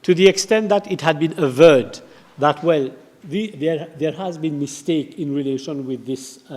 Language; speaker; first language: English; non-native, local second language; Morisyen